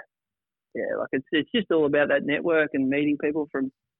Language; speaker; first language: English; native; English